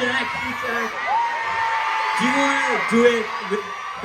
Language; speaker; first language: English; non-native, learner; Thai